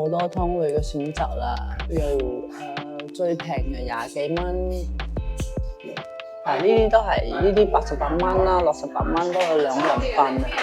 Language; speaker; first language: Chinese; non-native, local second language; Hakka Chinese